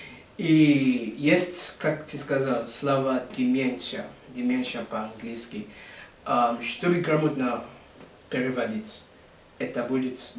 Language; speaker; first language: Russian; non-native, learner; English